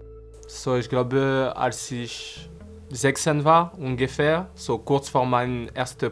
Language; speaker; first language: German; non-native, fluent; French